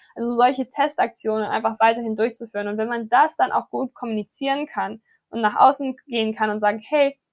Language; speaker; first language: German; non-native, fluent; English